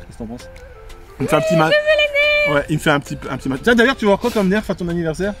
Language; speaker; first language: French; native; French